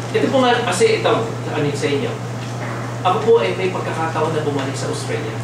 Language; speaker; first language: Filipino; native; Filipino